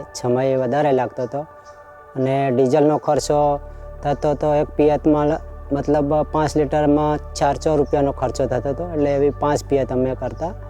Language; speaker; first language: Gujarati; native; Gujarati